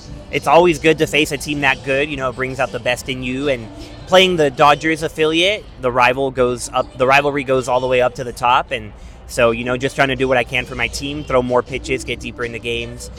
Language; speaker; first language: English; native; English